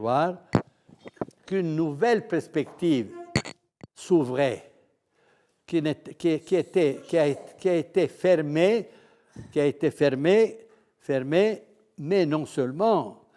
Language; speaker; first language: French; non-native, fluent; Italian